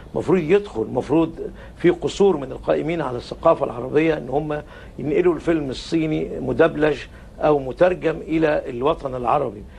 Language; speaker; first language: Arabic; native; Arabic